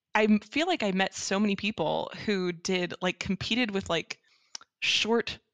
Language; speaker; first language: English; native; English